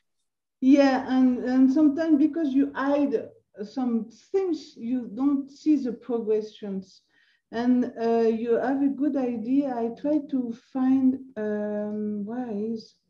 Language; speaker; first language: English; non-native, learner; French